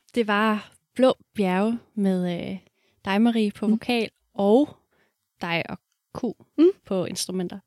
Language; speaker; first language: Danish; native; Danish